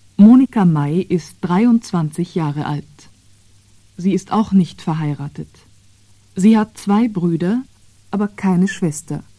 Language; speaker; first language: German; native; German